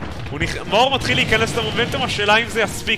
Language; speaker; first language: Hebrew; native; Hebrew